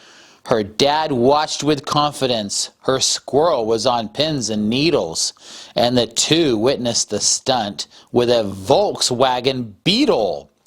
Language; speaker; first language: English; native; English